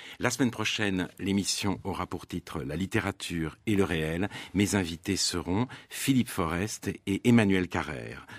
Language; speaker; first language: French; native; French